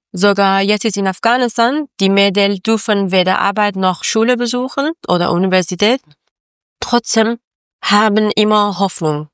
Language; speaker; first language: German; non-native, learner; Persian